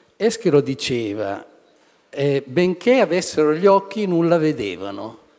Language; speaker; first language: Italian; native; Italian